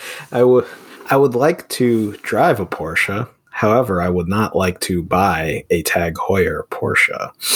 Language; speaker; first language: English; native; English